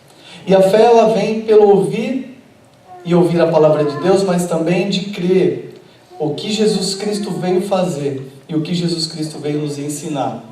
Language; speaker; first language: Portuguese; native; Portuguese